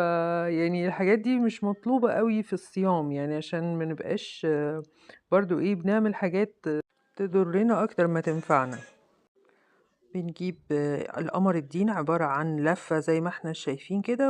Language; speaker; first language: Arabic; native; Arabic